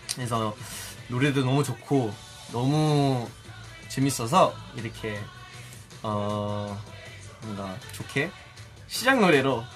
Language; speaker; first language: Korean; early bilingual, heritage; Korean